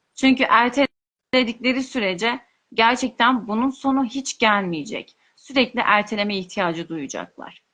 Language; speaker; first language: Turkish; non-native, local second language; Kurdish